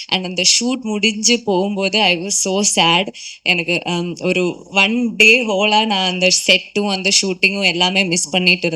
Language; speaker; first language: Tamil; non-native, local second language; Malayalam